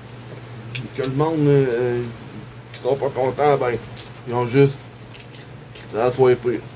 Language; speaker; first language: French; native; French